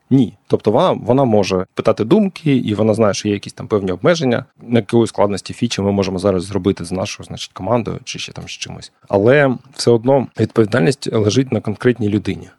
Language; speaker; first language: Ukrainian; non-native, local second language; Russian